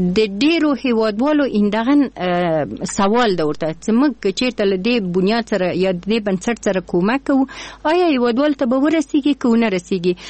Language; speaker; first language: Pashto; non-native, local second language; Persian